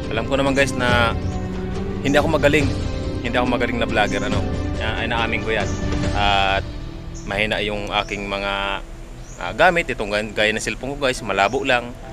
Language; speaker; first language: Filipino; non-native, local second language; Bikol